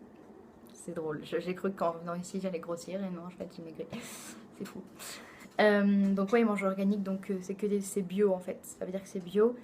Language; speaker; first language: French; native; French